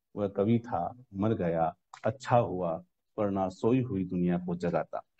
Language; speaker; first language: Hindi; non-native, local second language; Rajasthani